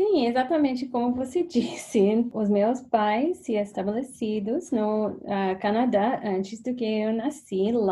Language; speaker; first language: Portuguese; non-native, fluent; English